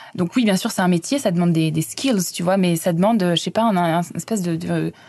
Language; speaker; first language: French; native; French